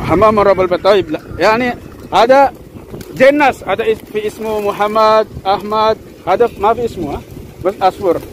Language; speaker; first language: Arabic; non-native, learner; Javanese